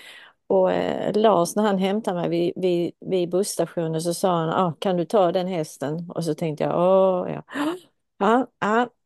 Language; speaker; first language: Swedish; non-native, fluent; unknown